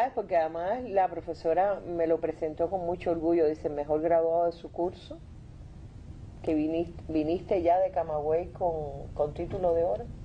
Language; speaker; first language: Spanish; native; Spanish